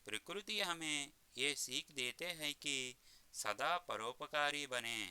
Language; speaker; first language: Hindi; non-native, local second language; Telugu